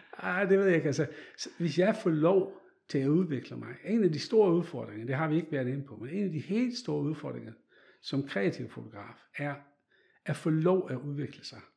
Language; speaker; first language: Danish; non-native, fluent; Dutch